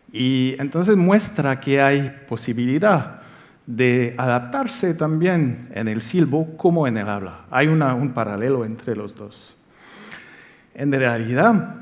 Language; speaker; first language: Spanish; non-native, fluent; French